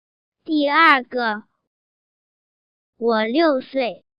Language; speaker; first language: Chinese; non-native, learner; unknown